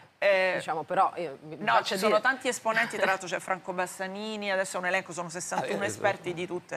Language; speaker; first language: Italian; native; Italian